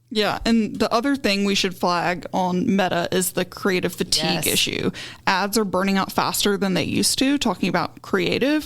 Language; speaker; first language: English; native; English